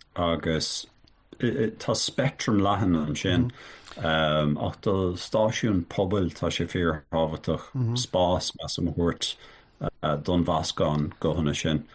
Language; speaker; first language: Irish; native; Irish